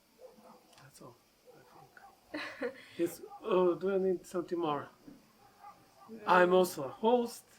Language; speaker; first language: English; non-native, learner; Serbian